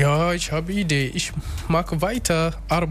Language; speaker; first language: German; non-native, learner; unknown